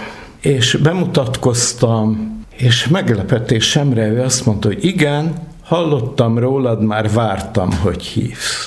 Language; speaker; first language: Hungarian; native; Hungarian